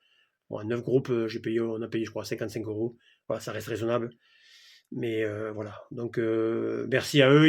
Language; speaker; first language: French; native; French